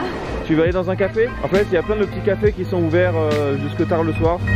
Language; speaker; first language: French; native; French